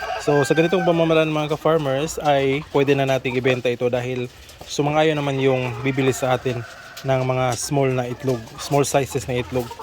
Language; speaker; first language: Filipino; native; Filipino